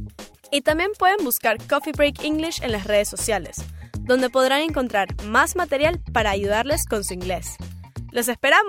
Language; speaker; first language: Spanish; native; Spanish